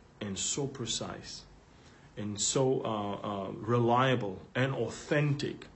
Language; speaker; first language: English; non-native, fluent; Hebrew